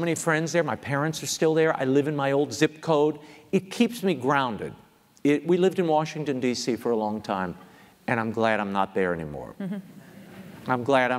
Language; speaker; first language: English; native; English